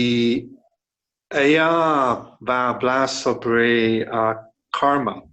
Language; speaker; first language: Spanish; non-native, fluent; English